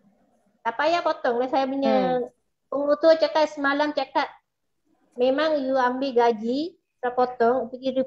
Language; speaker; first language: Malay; non-native, local second language; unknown